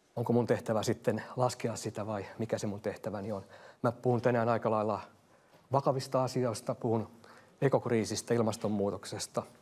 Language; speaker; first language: Finnish; native; Finnish